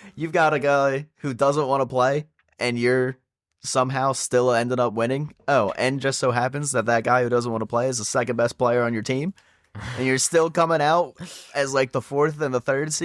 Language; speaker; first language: English; native; English